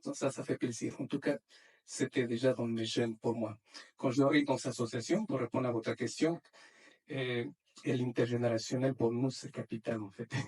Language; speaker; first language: French; non-native, fluent; Spanish